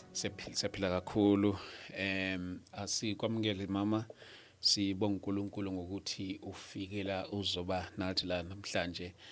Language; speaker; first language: Zulu; native; Zulu